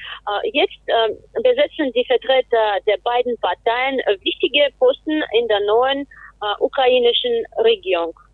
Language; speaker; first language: German; non-native, fluent; Russian